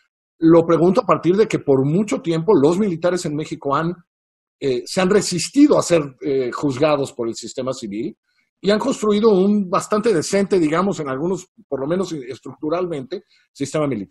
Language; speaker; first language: Spanish; native; Spanish